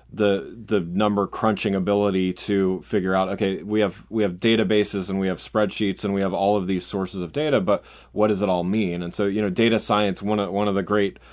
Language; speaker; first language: English; native; English